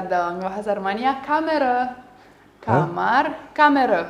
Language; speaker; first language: Indonesian; non-native, fluent; Romanian